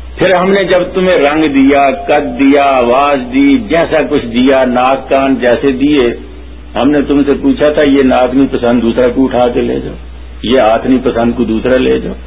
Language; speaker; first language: Urdu; non-native, local second language; Punjabi